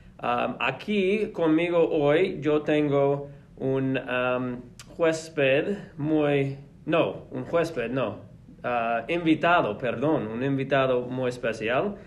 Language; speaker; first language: Spanish; non-native, fluent; English